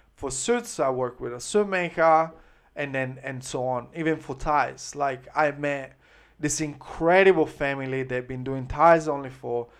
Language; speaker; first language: English; non-native, fluent; Italian